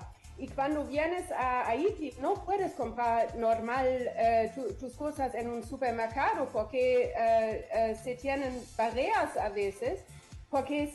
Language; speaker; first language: Spanish; non-native, learner; German